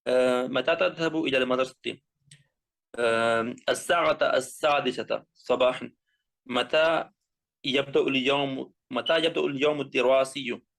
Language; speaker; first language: Arabic; non-native, learner; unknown